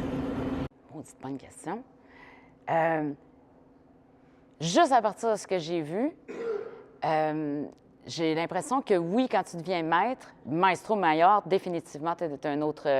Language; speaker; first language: French; native; French